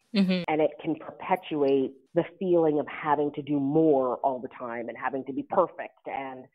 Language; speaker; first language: English; native; English